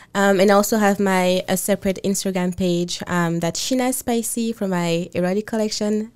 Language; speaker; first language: English; non-native, fluent; French